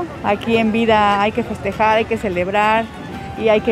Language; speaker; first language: Spanish; native; Spanish